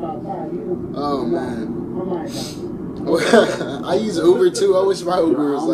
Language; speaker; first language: English; native; English